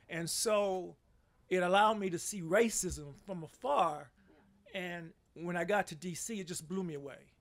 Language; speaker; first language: English; native; English